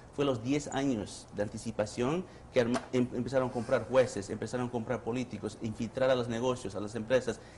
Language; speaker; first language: Spanish; early bilingual, heritage; Spanish